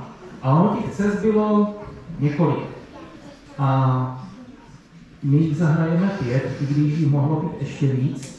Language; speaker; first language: Czech; native; Czech